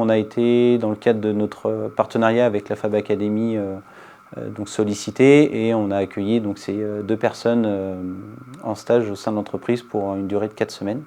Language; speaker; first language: French; native; French